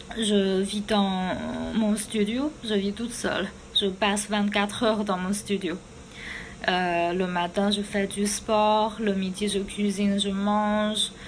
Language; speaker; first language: French; non-native, fluent; Chinese